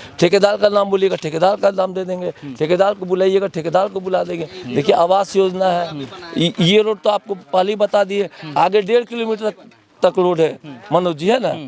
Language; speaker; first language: Hindi; native; Hindi